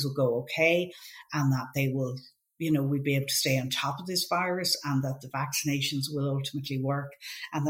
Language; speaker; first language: English; native; English